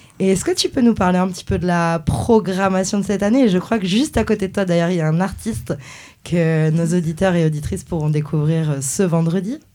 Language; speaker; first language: French; native; French